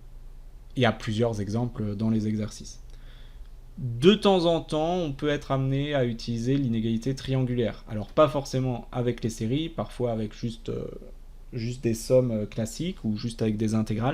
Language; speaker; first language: French; native; French